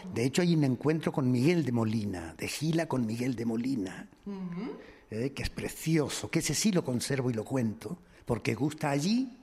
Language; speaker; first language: Spanish; native; Spanish